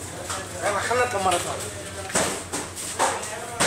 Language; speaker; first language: Arabic; non-native, learner; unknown